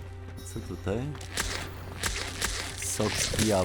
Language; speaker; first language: Polish; native; Polish